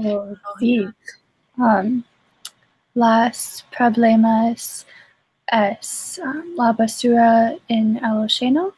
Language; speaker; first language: Spanish; non-native, learner; English